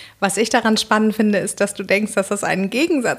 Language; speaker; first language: German; native; German